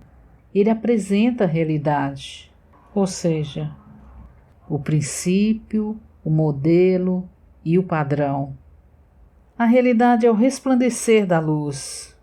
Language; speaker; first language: Portuguese; native; Portuguese